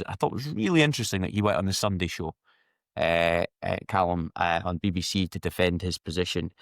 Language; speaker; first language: English; native; English